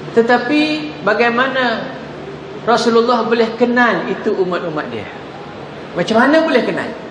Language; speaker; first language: Malay; native; Malay